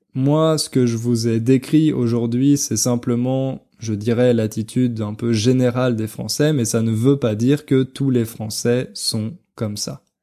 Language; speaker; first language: French; native; French